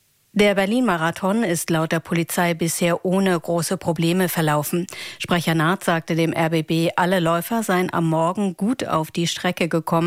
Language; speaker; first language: German; native; German